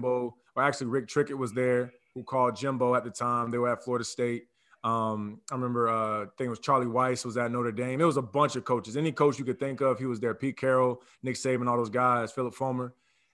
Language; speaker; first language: English; native; English